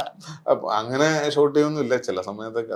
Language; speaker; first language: Malayalam; native; Malayalam